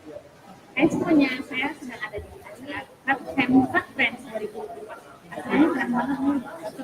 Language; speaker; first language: Indonesian; native; Indonesian